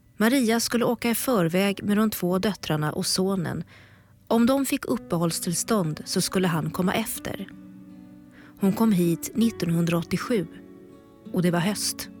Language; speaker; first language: Swedish; native; Swedish